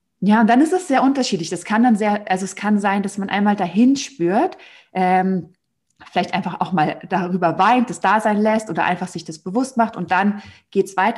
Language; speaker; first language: German; native; German